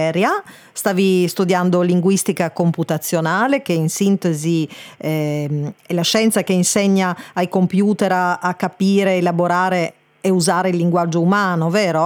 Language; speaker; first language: Italian; native; Italian